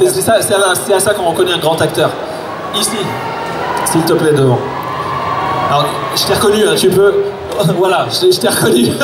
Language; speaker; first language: French; native; French